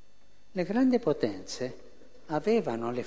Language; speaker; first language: Italian; early bilingual, heritage; Spanish